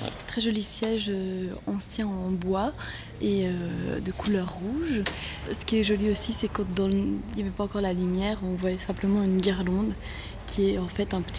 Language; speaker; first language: French; native; French